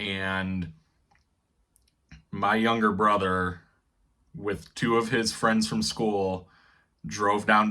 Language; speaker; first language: English; native; English